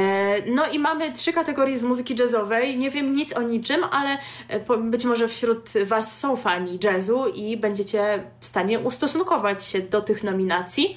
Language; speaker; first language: Polish; native; Polish